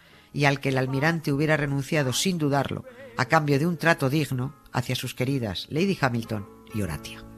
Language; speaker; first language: Spanish; native; Spanish